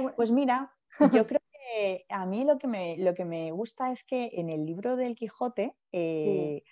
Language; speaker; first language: Spanish; native; Spanish